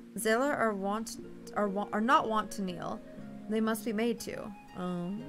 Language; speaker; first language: English; native; English